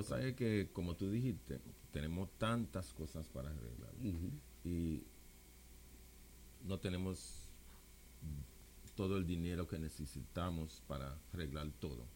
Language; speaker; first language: Spanish; non-native, local second language; English